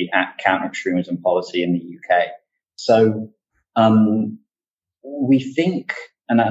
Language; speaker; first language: English; native; English